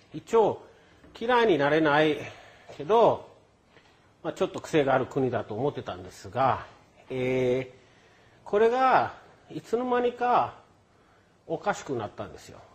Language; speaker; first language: Japanese; non-native, fluent; English